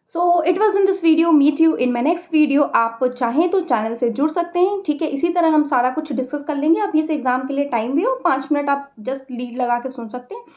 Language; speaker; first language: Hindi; native; Hindi